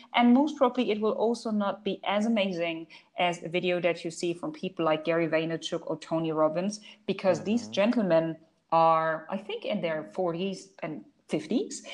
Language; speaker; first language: English; non-native, fluent; German